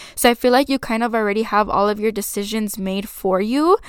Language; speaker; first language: English; early bilingual, other home language; Spanish